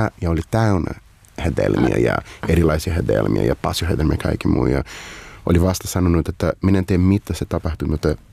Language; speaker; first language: Finnish; non-native, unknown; Portuguese